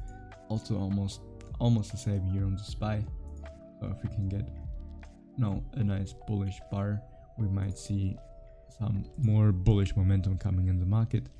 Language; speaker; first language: English; non-native, fluent; German